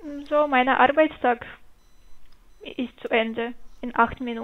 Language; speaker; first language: German; non-native, fluent; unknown